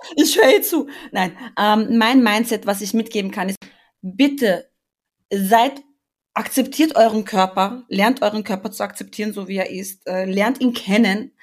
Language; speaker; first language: German; early bilingual, other home language; Albanian